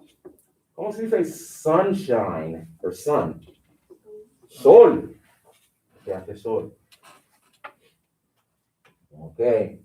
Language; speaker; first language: Spanish; non-native, fluent; English